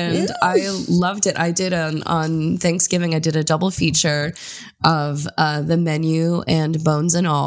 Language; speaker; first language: English; native; English